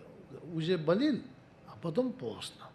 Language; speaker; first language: Russian; non-native, learner; Tibetan